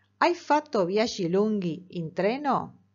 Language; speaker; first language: Italian; non-native, fluent; Spanish